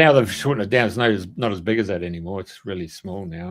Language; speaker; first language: English; native; English